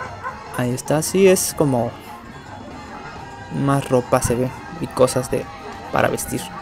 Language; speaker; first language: Spanish; native; Spanish